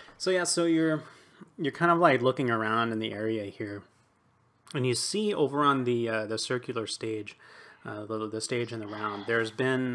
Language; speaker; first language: English; native; English